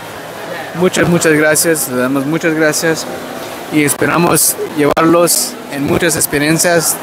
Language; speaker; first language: Spanish; early bilingual, other home language; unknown